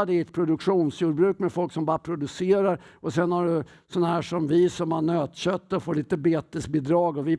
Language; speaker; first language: Swedish; native; Swedish